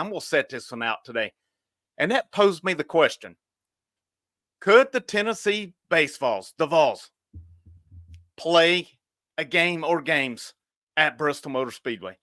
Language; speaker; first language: English; native; English